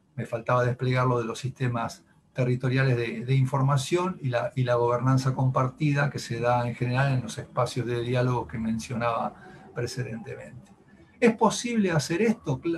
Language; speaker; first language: Spanish; native; Spanish